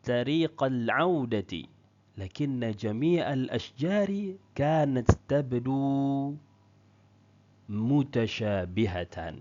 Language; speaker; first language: Arabic; non-native, fluent; Indonesian